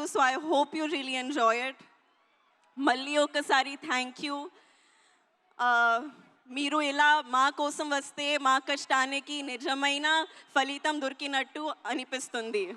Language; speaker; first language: Telugu; non-native, learner; Hindi